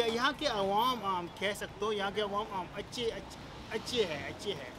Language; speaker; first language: Hindi; non-native, learner; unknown